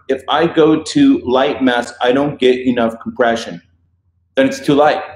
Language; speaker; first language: English; native; English